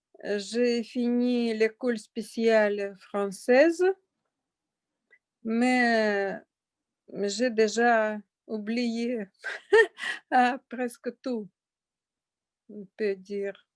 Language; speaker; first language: French; non-native, fluent; Russian